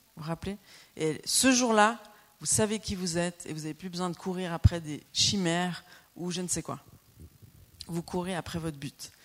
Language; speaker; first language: French; native; French